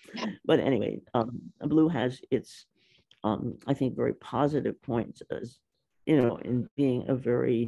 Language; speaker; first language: English; native; English